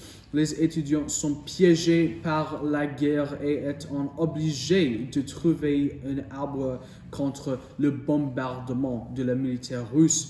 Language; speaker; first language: French; non-native, learner; English